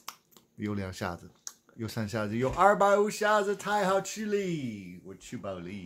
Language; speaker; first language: Chinese; non-native, fluent; English